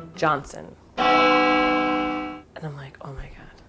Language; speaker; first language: English; native; English